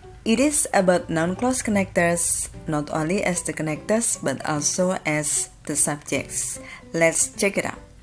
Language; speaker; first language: English; non-native, fluent; Indonesian